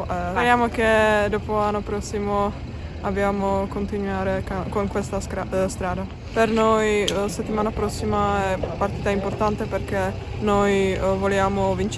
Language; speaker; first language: Italian; non-native, learner; Czech